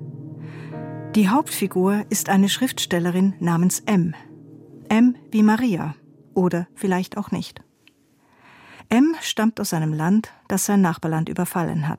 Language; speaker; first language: German; native; German